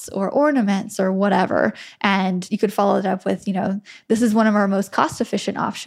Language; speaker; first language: English; native; English